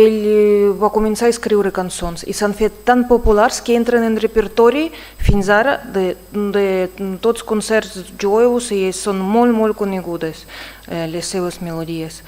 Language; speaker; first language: Catalan; non-native, fluent; Russian